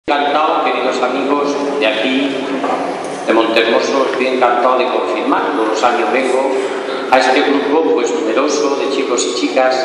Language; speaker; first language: Spanish; native; Spanish